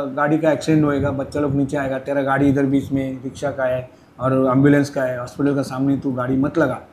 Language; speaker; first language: Hindi; non-native, local second language; Marathi